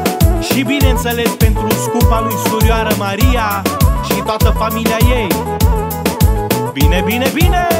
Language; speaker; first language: Romanian; native; Romanian